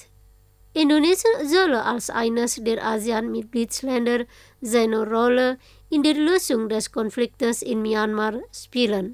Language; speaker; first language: German; non-native, fluent; Indonesian